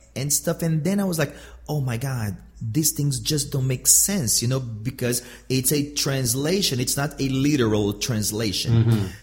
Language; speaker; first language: English; non-native, fluent; Portuguese